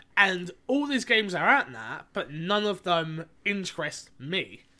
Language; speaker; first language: English; native; English